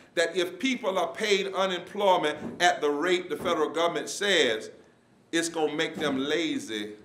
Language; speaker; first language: English; native; English